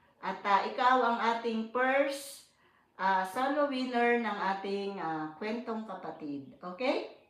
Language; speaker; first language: Filipino; non-native, local second language; Cebuano